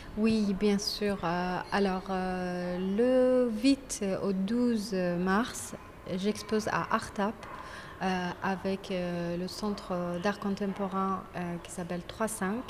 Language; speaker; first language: French; non-native, fluent; Persian